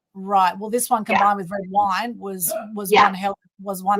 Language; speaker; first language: English; native; English